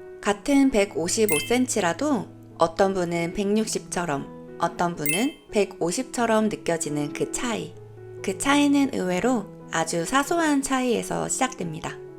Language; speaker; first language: Korean; native; Korean